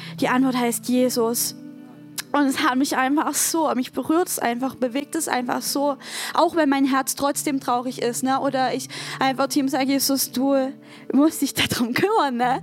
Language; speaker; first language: German; native; German